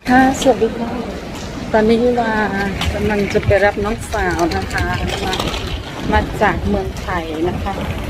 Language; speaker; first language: Thai; non-native, local second language; Khmer